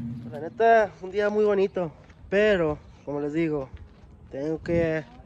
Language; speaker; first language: Spanish; early bilingual, heritage; Spanish